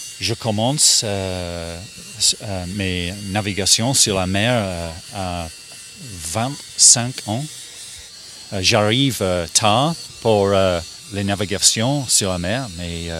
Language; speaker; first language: French; non-native, learner; English